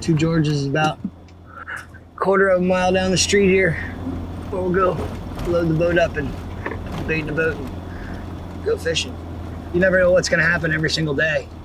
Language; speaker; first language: English; native; English